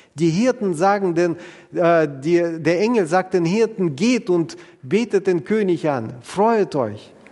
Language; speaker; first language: German; non-native, fluent; Russian